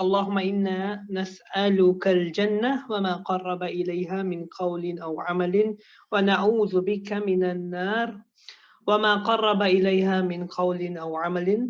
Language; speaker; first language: Arabic; non-native, fluent; Urdu